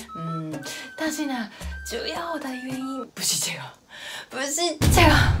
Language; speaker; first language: Chinese; non-native, fluent; Japanese